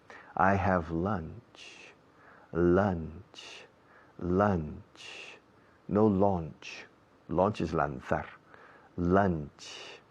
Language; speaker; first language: English; non-native, fluent; Spanish